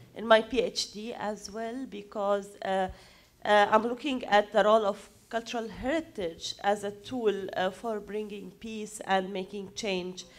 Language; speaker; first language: English; non-native, fluent; Arabic